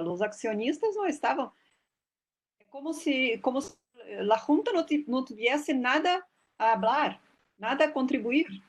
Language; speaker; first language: Spanish; non-native, fluent; Portuguese